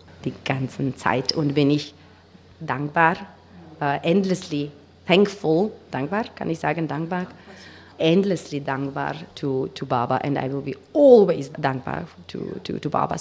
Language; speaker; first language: German; non-native, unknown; Macedonian